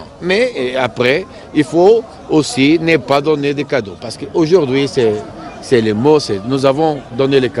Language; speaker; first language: French; non-native, fluent; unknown